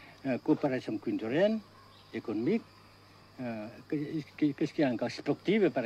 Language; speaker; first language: French; non-native, fluent; Vietnamese